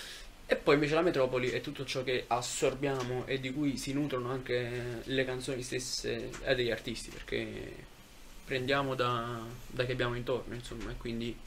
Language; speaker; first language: Italian; native; Italian